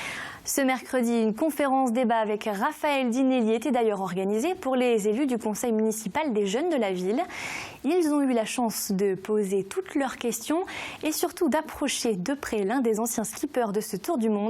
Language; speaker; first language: French; native; French